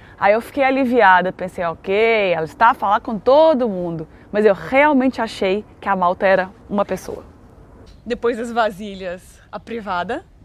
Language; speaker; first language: Portuguese; native; Portuguese